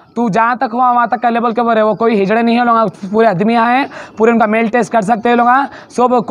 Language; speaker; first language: Hindi; non-native, local second language; Urdu